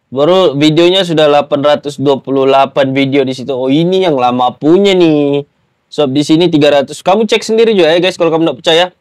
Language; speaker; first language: Malay; native; Malay